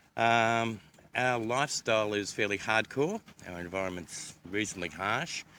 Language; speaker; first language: English; native; English